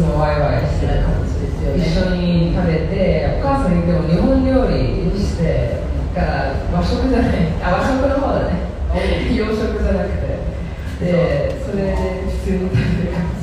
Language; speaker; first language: Japanese; early bilingual, heritage; Japanese